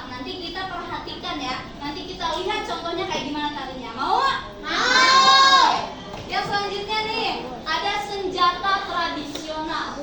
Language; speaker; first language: Indonesian; native; Indonesian